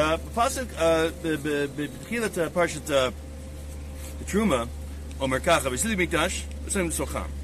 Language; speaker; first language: Hebrew; non-native, learner; English